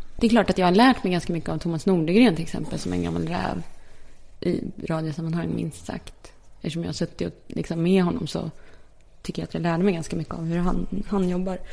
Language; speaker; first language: Swedish; early bilingual, other home language; Polish